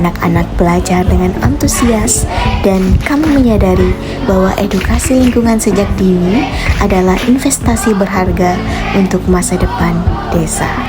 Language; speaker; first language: Indonesian; native; Indonesian